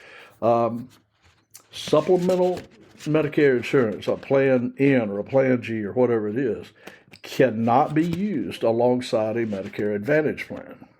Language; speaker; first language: English; native; English